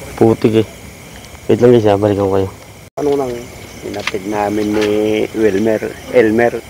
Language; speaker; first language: Filipino; native; Filipino